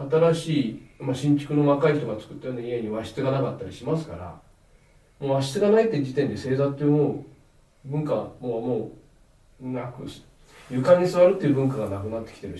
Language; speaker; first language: Japanese; native; Japanese